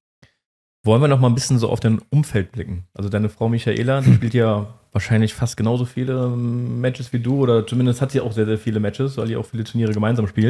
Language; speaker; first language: German; native; German